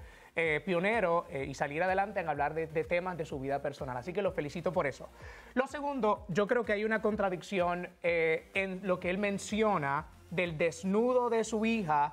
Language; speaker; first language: Spanish; native; Spanish